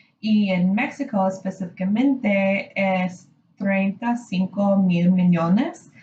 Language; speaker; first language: Spanish; non-native, learner; English